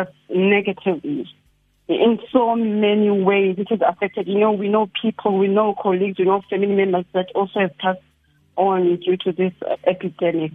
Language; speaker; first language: English; non-native, local second language; Xhosa